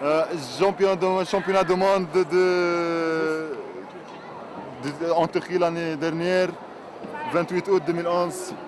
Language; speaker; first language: French; non-native, local second language; Arabic